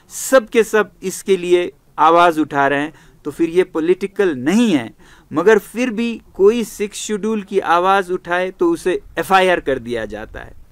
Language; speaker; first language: Hindi; non-native, local second language; Ladakhi